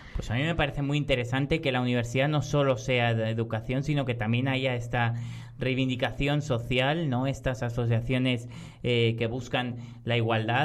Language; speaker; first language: Spanish; native; Spanish